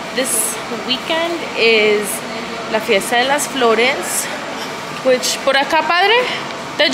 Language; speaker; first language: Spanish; early bilingual, heritage; English